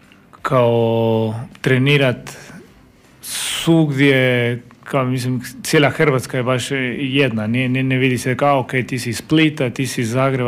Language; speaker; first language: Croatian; non-native, learner; Spanish